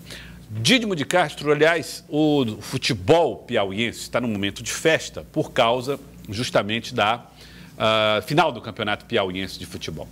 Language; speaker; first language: Portuguese; native; Portuguese